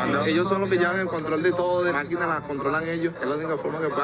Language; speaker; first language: Spanish; native; Spanish